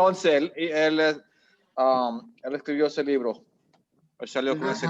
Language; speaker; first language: Spanish; early bilingual, heritage; Spanish